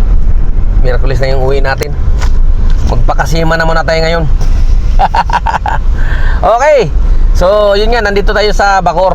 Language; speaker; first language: Filipino; native; Filipino